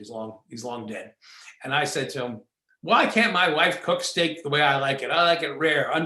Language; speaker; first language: English; native; English